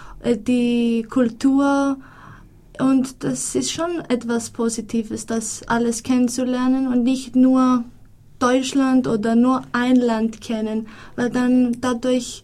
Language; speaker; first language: German; non-native, fluent; Greek